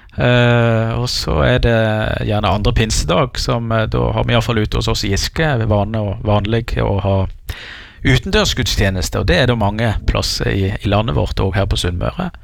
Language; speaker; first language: Norwegian; native; Norwegian